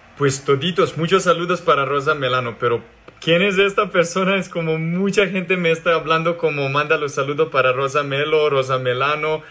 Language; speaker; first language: Spanish; non-native, learner; Serbian